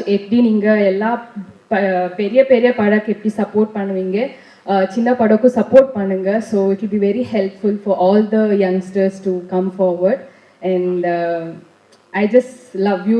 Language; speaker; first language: Tamil; non-native, learner; Kannada